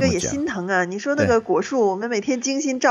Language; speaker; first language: Chinese; native; Chinese